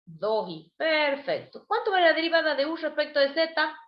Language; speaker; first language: Spanish; native; Spanish